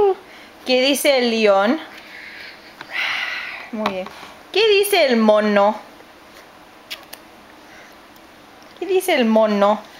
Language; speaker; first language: Spanish; non-native, fluent; English